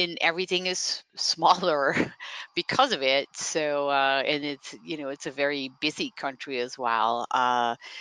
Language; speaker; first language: English; non-native, fluent; Dutch